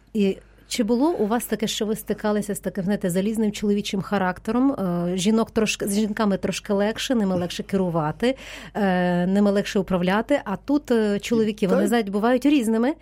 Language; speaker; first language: Ukrainian; native; Ukrainian